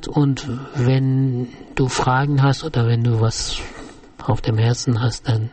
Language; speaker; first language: German; non-native, fluent; Persian